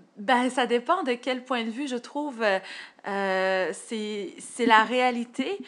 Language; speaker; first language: French; native; French